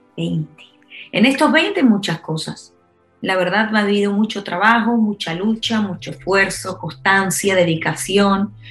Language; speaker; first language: Spanish; native; Spanish